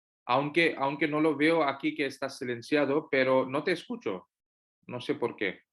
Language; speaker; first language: Spanish; non-native, fluent; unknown